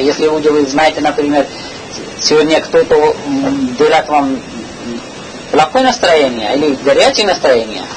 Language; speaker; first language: Russian; non-native, learner; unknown